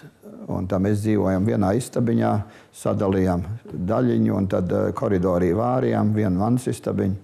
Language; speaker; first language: Latvian; early bilingual, heritage; Latvian